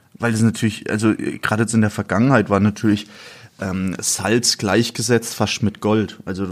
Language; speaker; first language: German; native; German